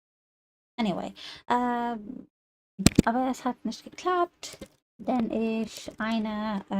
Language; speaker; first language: German; non-native, learner; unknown